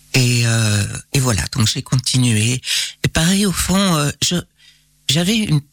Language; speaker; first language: French; native; French